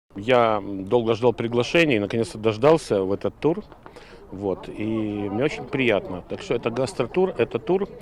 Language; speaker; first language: Russian; native; Russian